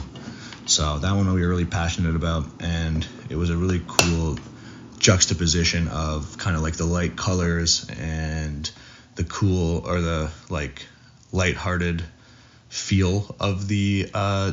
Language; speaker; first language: English; native; English